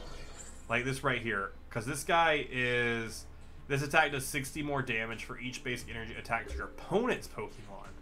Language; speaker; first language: English; native; English